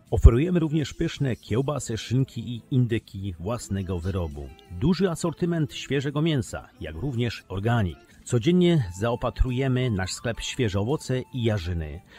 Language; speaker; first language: Polish; native; Polish